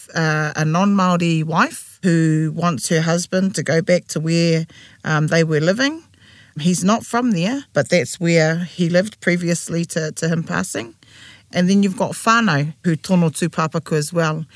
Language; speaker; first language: English; native; English